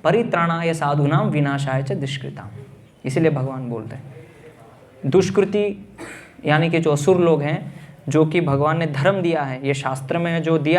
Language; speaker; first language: Hindi; native; Hindi